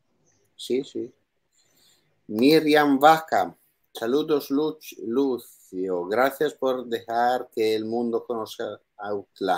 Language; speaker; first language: Spanish; non-native, learner; Italian